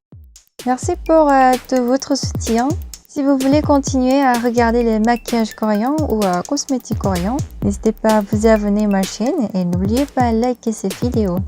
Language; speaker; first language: French; non-native, learner; Korean